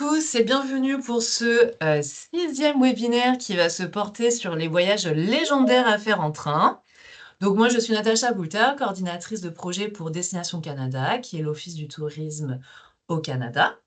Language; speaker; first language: French; native; French